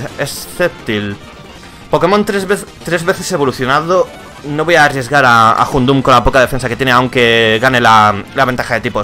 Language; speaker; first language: Spanish; native; Spanish